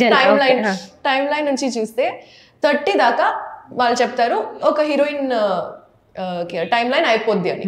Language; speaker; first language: Telugu; non-native, local second language; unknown